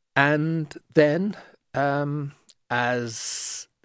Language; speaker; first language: English; native; English